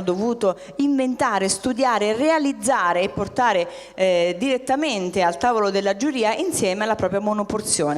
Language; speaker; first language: Italian; native; Italian